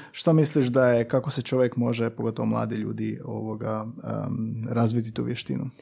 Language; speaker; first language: Croatian; native; Croatian